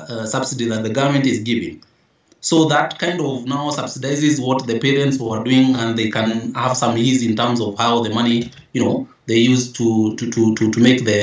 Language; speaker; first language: English; non-native, local second language; Meru